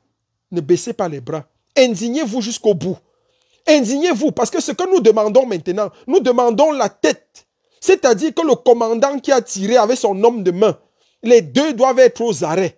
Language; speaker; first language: French; native; French